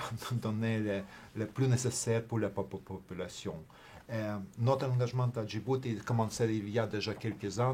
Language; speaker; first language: French; non-native, fluent; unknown